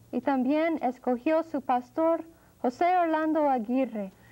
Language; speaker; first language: Spanish; non-native, fluent; English